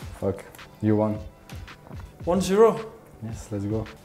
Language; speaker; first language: English; non-native, learner; Dutch